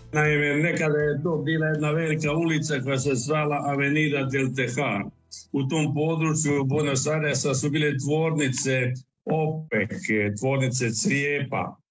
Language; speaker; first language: Croatian; native; Croatian